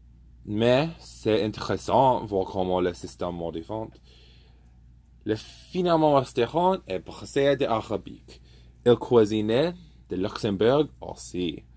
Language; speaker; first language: French; non-native, learner; English